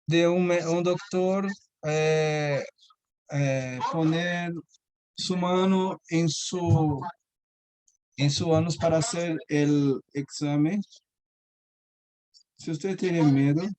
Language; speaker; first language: Spanish; non-native, learner; Portuguese